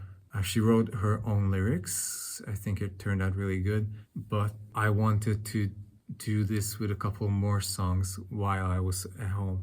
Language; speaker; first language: English; non-native, fluent; Hungarian